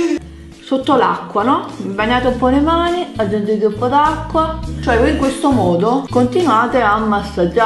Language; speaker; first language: Italian; native; Italian